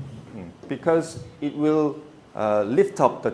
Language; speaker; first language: English; non-native, fluent; Korean